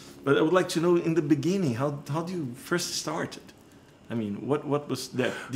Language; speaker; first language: English; non-native, fluent; Portuguese